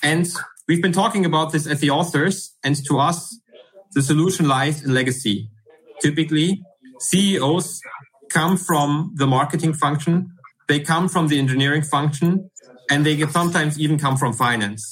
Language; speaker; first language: English; non-native, fluent; German